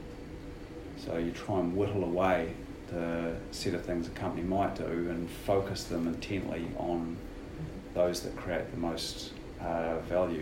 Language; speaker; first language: English; native; English